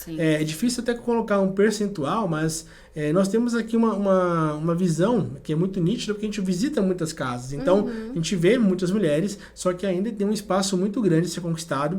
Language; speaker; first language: Portuguese; native; Portuguese